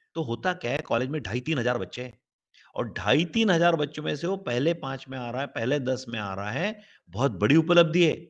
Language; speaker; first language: Hindi; non-native, local second language; Marathi